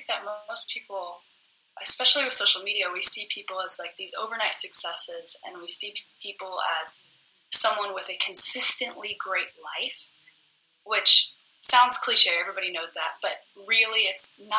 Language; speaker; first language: English; native; English